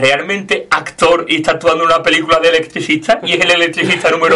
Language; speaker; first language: Spanish; native; Spanish